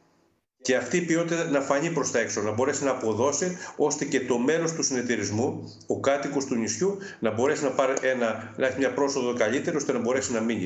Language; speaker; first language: Greek; native; Greek